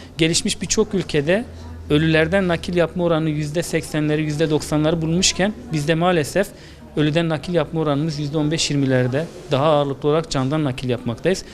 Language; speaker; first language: Turkish; native; Turkish